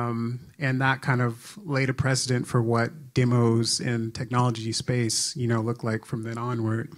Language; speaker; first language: English; native; English